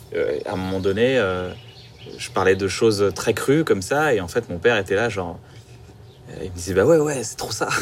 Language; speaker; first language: French; native; French